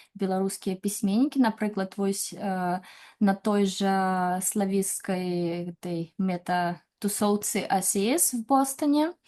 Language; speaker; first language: Belarusian; non-native, local second language; Russian